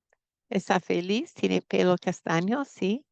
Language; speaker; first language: Spanish; non-native, fluent; English